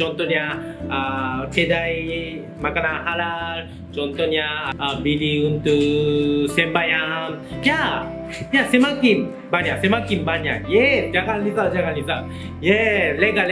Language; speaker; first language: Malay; non-native, learner; Japanese